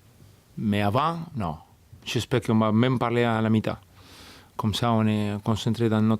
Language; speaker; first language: French; non-native, fluent; Spanish